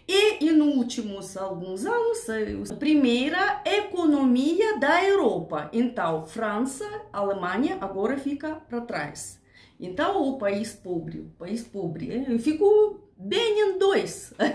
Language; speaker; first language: Portuguese; non-native, learner; Russian